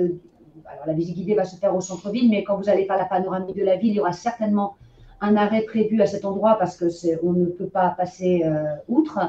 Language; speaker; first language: French; native; French